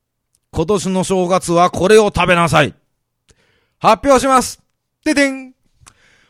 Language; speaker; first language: Japanese; native; Japanese